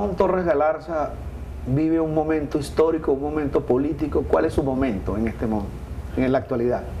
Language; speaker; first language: Spanish; native; Spanish